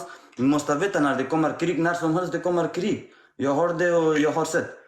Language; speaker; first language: Swedish; non-native, learner; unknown